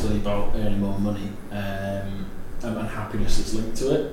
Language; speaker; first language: English; native; English